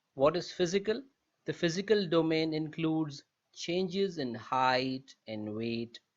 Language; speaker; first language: English; non-native, local second language; Urdu